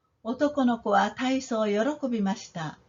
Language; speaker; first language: Japanese; non-native, fluent; Korean